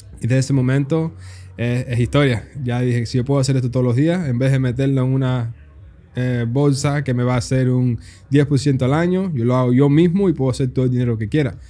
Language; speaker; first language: Spanish; early bilingual, heritage; Spanish